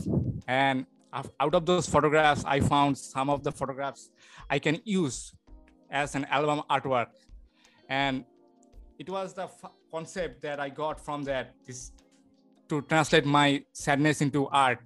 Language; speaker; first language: English; non-native, local second language; Bangla